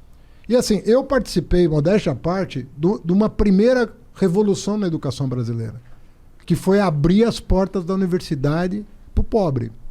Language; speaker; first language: Portuguese; native; Portuguese